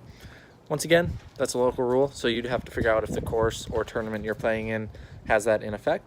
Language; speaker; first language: English; native; English